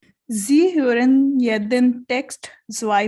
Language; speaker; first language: German; non-native, learner; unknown